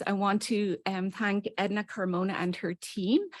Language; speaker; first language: English; native; English